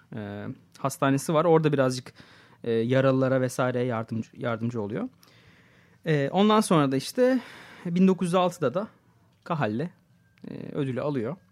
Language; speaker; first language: Turkish; native; Turkish